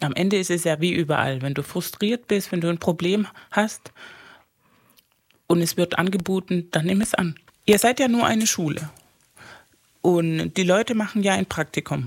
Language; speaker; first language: German; non-native, fluent; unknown